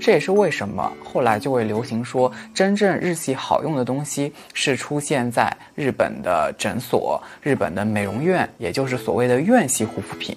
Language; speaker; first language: Chinese; native; Chinese